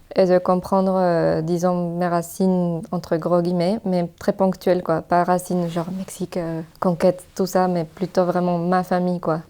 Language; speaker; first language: French; non-native, fluent; Spanish